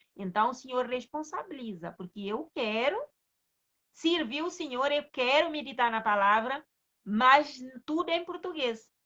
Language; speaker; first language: Portuguese; non-native, fluent; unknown